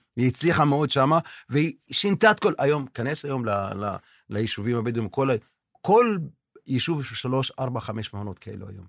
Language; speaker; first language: Hebrew; non-native, local second language; Arabic